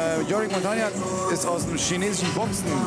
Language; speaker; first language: German; native; German